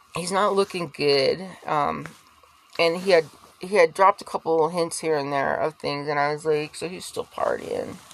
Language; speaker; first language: English; native; English